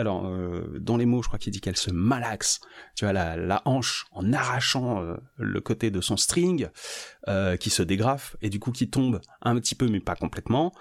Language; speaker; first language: French; native; French